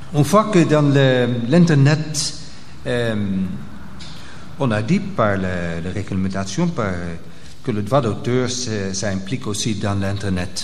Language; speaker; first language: French; non-native, local second language; Dutch